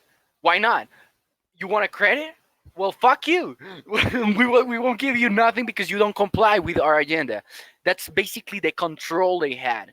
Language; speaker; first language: English; non-native, fluent; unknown